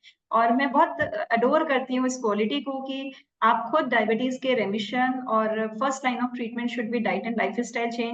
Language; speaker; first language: Hindi; native; Hindi